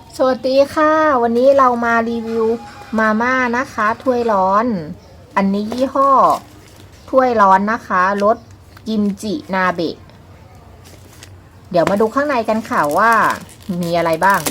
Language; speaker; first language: Thai; native; Thai